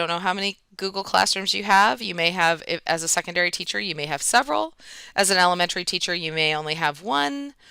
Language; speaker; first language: English; native; English